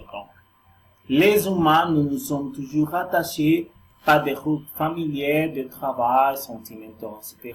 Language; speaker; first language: French; non-native, learner; Spanish